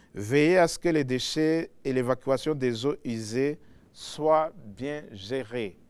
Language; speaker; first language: French; non-native, local second language; Rundi